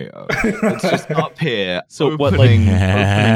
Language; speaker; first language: English; native; English